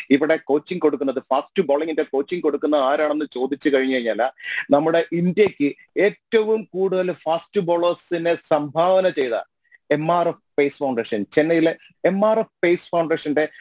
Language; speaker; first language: Malayalam; native; Malayalam